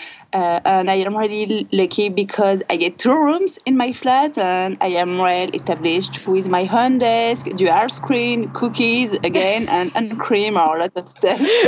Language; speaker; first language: English; non-native, learner; French